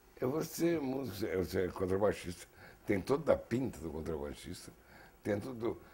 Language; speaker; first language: Portuguese; native; Portuguese